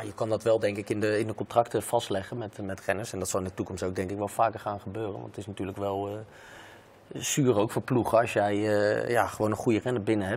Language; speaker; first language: Dutch; native; Dutch